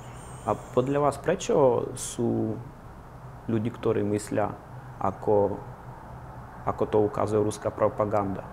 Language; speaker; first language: Slovak; non-native, fluent; Ukrainian